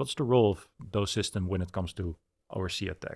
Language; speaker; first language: English; non-native, fluent; Dutch